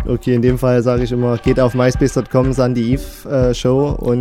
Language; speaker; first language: German; native; German